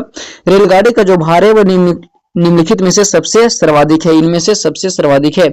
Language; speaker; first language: Hindi; native; Hindi